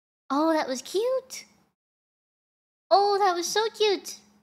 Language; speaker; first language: English; native; English